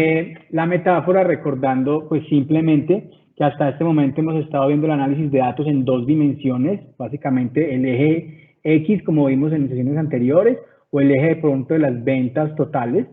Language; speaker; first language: Spanish; native; Spanish